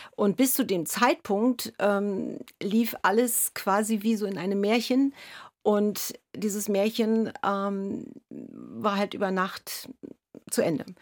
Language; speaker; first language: German; native; German